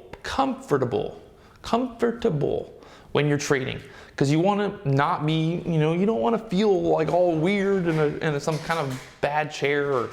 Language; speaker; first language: English; native; English